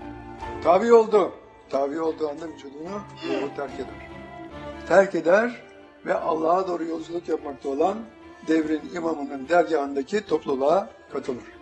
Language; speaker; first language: Turkish; native; Turkish